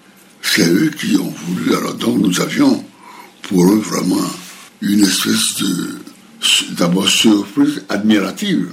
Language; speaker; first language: French; non-native, local second language; Fon